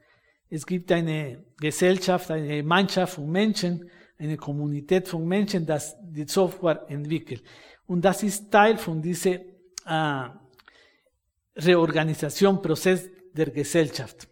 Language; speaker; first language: German; non-native, fluent; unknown